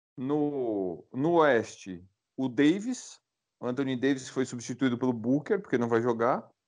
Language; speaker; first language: Portuguese; native; Portuguese